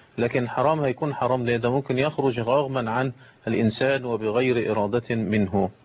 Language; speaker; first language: Arabic; native; Arabic